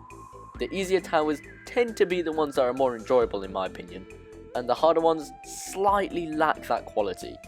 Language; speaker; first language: English; native; English